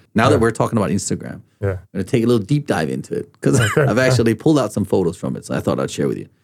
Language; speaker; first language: English; early bilingual, other home language; Danish